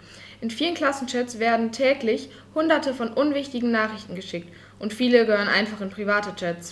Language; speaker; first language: German; native; German